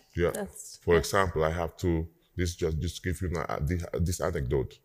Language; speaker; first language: English; non-native, fluent; Spanish